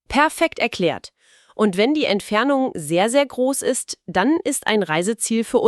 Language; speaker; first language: German; native; German